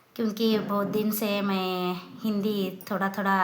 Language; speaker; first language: Hindi; non-native, local second language; Kannada